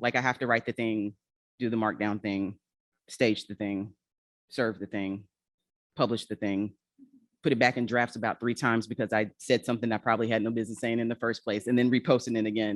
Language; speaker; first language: English; native; English